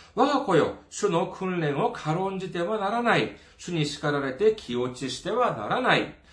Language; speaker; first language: Japanese; non-native, fluent; Korean